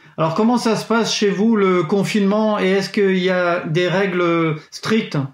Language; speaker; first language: French; native; French